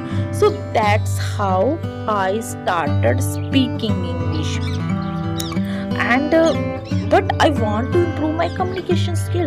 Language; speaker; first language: English; non-native, learner; Hindi